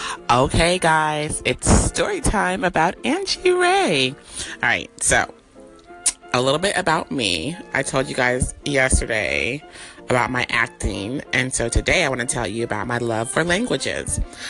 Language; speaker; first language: English; early bilingual, other home language; German